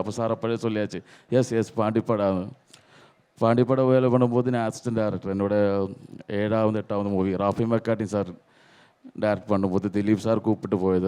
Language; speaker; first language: Tamil; non-native, learner; Malayalam